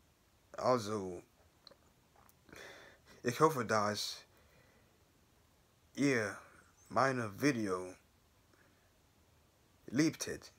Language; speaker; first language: German; non-native, learner; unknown